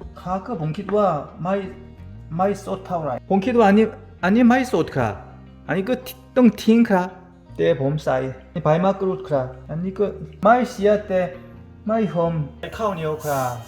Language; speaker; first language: Thai; non-native, learner; Korean